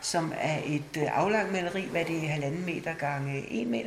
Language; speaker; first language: Danish; native; Danish